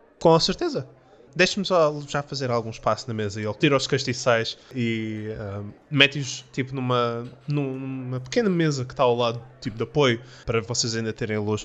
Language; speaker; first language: Portuguese; native; Portuguese